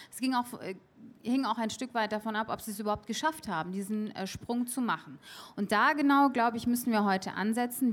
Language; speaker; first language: German; early bilingual, other home language; Turkish